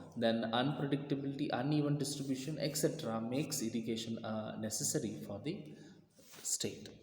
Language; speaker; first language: English; non-native, local second language; Kannada